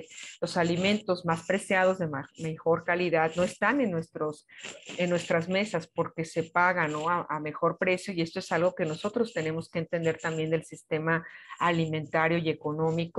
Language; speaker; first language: Spanish; native; Spanish